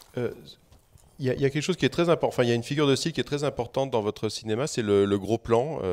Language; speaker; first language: French; native; French